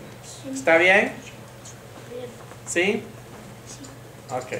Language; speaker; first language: Spanish; non-native, fluent; English